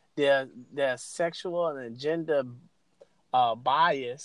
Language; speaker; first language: English; native; English